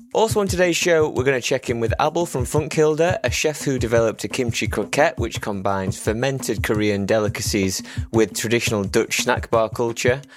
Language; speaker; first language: English; native; English